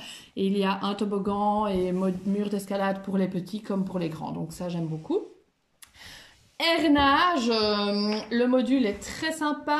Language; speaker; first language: French; native; French